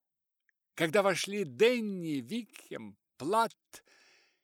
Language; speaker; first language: Russian; native; Russian